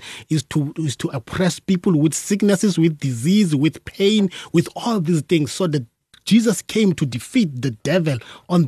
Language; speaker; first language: English; non-native, local second language; Tswana